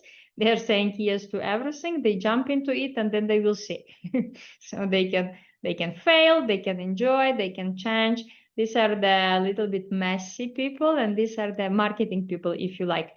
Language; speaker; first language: English; non-native, fluent; Ukrainian